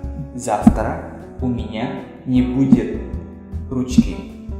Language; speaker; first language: Russian; non-native, fluent; Indonesian